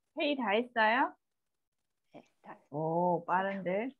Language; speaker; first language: Korean; native; Korean